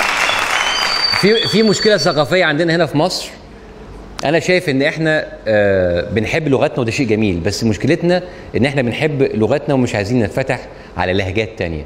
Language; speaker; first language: Egyptian Arabic; native; Egyptian Arabic